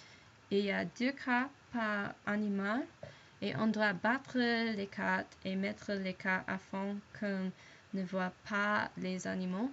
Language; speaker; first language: French; non-native, learner; English